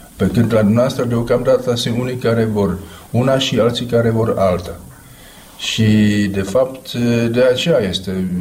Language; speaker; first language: Romanian; non-native, fluent; Czech